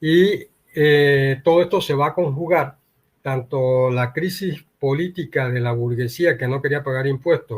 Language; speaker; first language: Spanish; native; Spanish